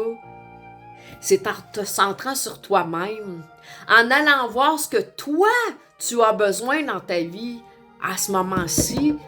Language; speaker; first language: French; native; French